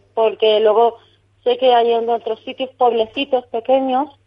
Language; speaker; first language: Spanish; native; Spanish